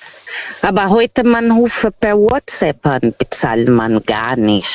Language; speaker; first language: German; non-native, fluent; Portuguese